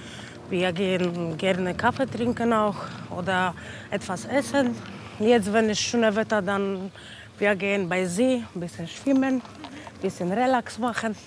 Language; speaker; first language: German; non-native, learner; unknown